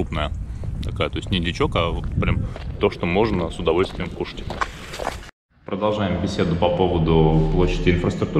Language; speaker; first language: Russian; native; Russian